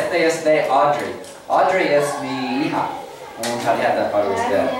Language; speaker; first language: Spanish; non-native, learner; English